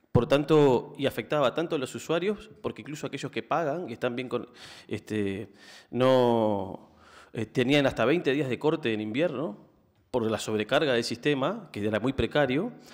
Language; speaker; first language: Spanish; native; Spanish